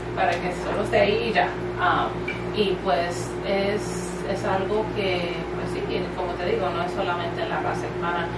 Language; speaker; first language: Spanish; early bilingual, heritage; Spanish